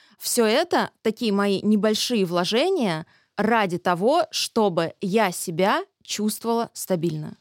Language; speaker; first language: Russian; native; Russian